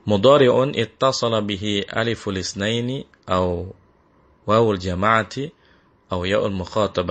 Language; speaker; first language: Arabic; non-native, fluent; Indonesian